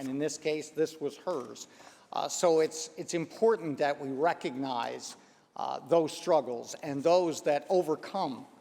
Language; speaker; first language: English; native; English